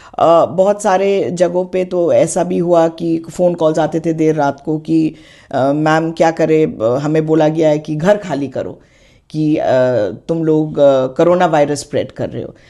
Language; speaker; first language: Hindi; non-native, local second language; Khasi